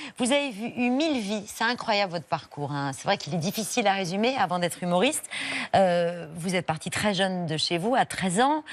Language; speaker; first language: French; native; French